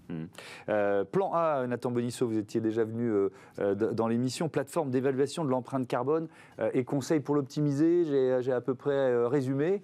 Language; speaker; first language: French; native; French